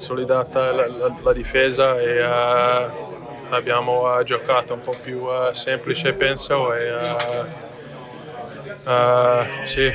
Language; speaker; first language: Italian; non-native, fluent; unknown